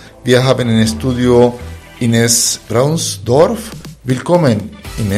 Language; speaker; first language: German; non-native, fluent; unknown